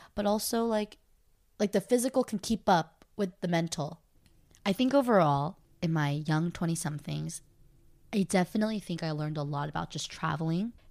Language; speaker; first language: English; native; English